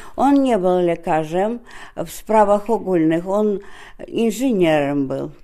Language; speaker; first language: Polish; early bilingual, heritage; Polish